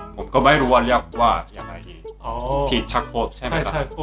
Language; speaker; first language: Thai; non-native, learner; Korean